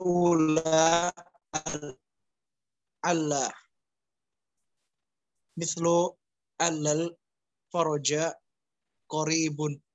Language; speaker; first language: Arabic; non-native, learner; Indonesian